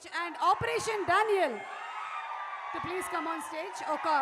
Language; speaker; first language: Telugu; native; Telugu